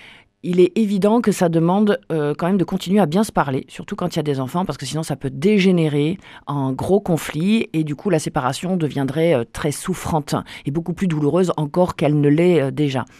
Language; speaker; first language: French; native; French